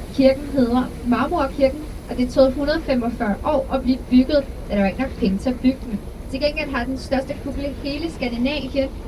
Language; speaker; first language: Danish; non-native, fluent; English